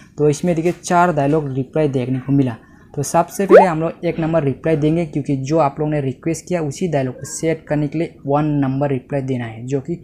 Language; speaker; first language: Hindi; native; Hindi